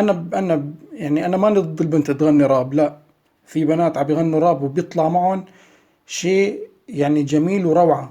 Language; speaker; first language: Arabic; native; Arabic